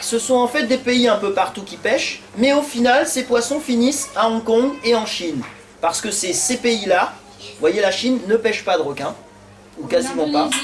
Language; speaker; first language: French; native; French